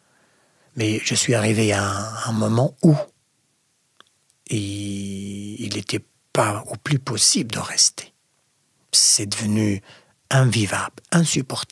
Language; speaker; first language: French; non-native, fluent; Arabic